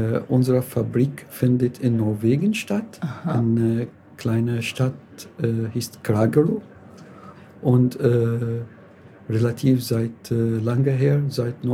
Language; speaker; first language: German; non-native, learner; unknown